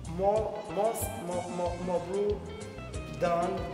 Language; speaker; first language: English; non-native, learner; Haitian Creole